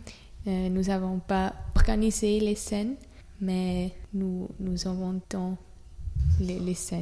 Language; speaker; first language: French; non-native, learner; German